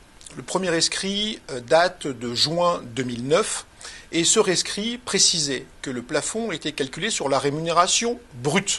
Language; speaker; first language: French; native; French